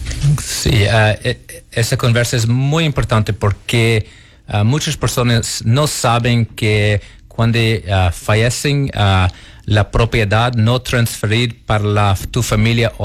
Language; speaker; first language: Spanish; non-native, learner; Portuguese